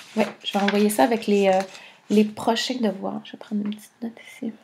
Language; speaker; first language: French; native; French